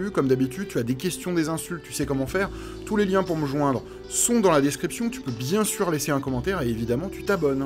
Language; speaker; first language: French; native; French